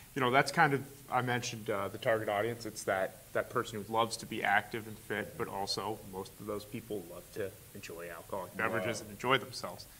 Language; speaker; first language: English; native; English